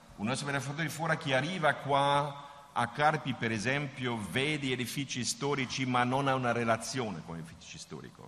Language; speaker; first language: Italian; non-native, fluent; German